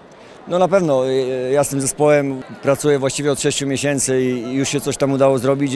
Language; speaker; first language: Polish; native; Polish